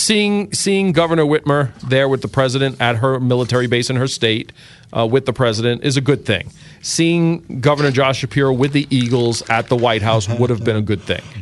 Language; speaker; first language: English; native; English